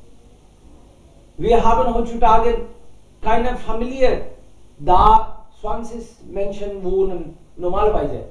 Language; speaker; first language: German; non-native, learner; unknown